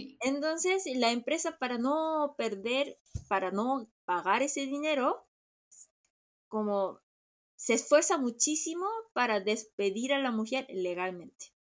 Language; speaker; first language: Spanish; non-native, fluent; Korean